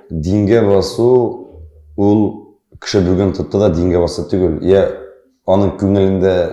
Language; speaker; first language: Tatar; native; Tatar